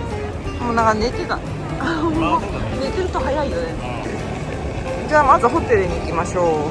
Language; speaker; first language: Japanese; native; Japanese